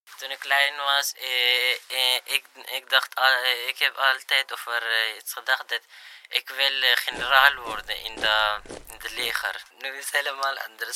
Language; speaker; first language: Dutch; non-native, learner; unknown